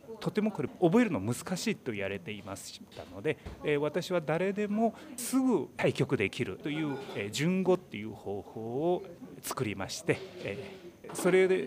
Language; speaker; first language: Japanese; non-native, fluent; Chinese